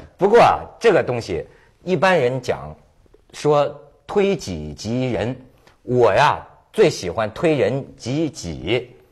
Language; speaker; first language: Chinese; native; Chinese